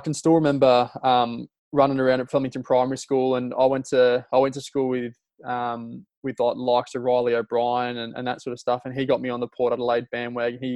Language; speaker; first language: English; native; English